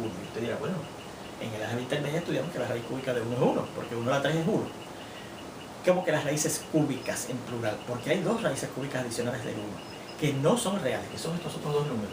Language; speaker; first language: Spanish; native; Spanish